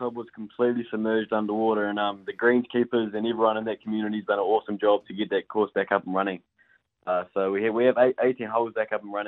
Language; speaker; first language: English; native; English